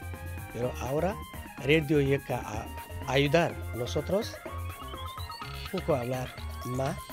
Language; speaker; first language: Spanish; non-native, learner; Nepali